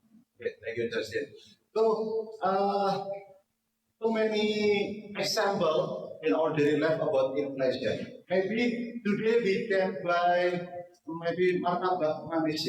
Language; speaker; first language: English; non-native, learner; Indonesian